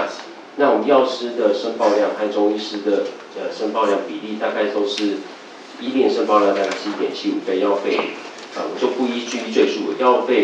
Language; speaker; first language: Chinese; native; Chinese